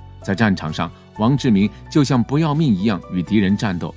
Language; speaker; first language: Chinese; native; Chinese